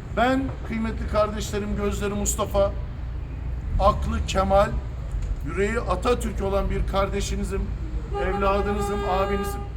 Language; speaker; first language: Turkish; early bilingual, heritage; Turkish